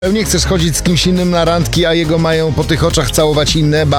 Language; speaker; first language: Polish; native; Polish